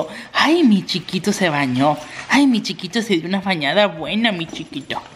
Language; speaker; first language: Spanish; native; Spanish